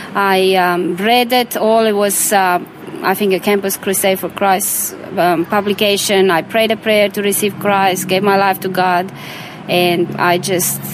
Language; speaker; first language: English; non-native, fluent; Romanian